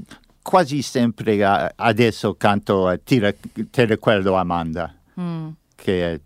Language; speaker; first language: Italian; non-native, learner; English